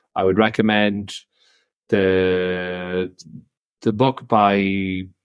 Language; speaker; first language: English; native; English